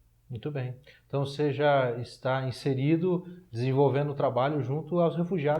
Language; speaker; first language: Portuguese; native; Portuguese